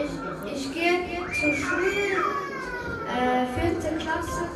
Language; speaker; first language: German; early bilingual, other home language; Persian